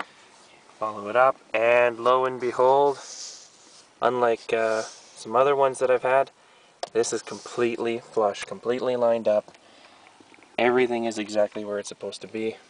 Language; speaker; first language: English; native; English